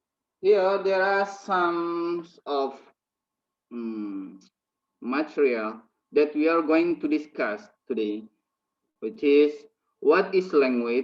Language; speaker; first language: English; non-native, learner; Indonesian